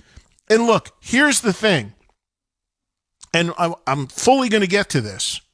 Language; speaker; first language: English; native; English